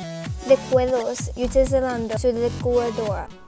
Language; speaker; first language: Spanish; non-native, learner; English